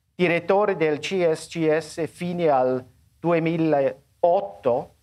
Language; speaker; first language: Italian; non-native, local second language; German